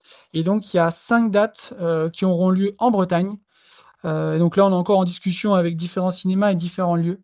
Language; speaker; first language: French; native; French